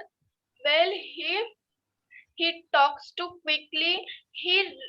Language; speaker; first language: English; non-native, learner; Marathi